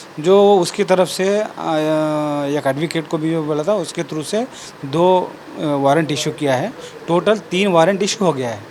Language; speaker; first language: Hindi; non-native, local second language; Kannada